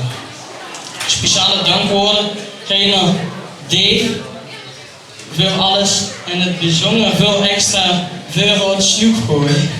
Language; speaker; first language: Dutch; native; Dutch